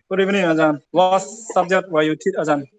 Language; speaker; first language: English; non-native, learner; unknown